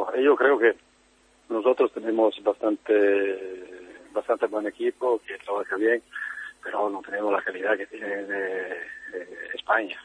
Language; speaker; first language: Spanish; non-native, fluent; Italian